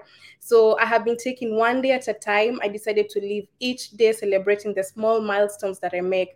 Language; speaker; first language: English; non-native, local second language; Kikuyu